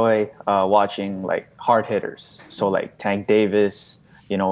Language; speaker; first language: English; non-native, local second language; Cebuano